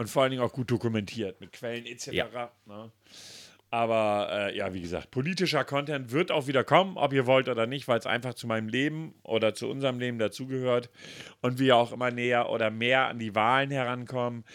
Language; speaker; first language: German; native; German